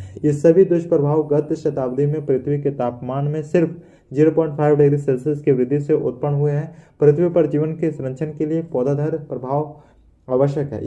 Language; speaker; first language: Hindi; native; Hindi